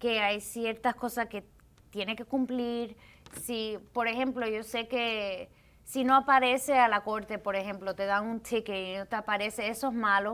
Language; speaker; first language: Spanish; early bilingual, heritage; Spanish